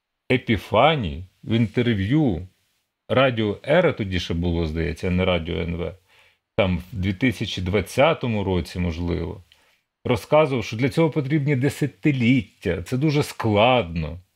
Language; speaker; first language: Ukrainian; native; Ukrainian